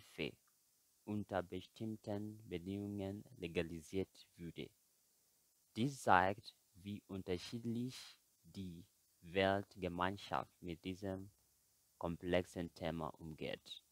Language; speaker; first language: German; non-native, fluent; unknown